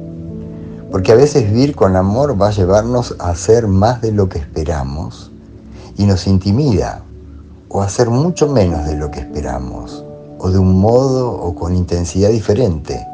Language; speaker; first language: Spanish; native; Spanish